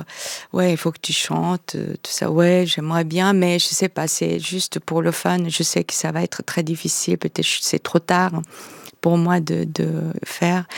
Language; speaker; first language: French; non-native, fluent; Korean